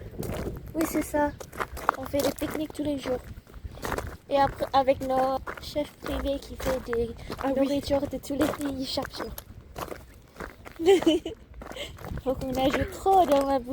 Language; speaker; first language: French; non-native, learner; Indonesian